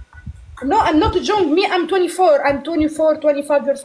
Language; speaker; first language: English; non-native, learner; Arabic